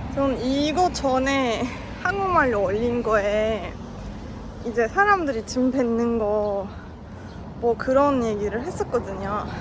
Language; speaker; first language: Korean; non-native, fluent; Turkish